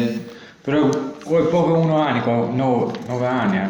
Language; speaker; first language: Italian; non-native, learner; Albanian